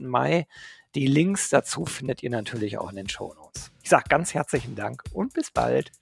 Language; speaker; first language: German; native; German